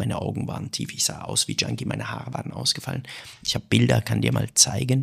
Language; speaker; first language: German; non-native, fluent; Persian